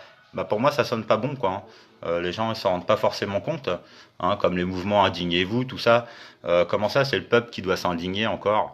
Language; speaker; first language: French; native; French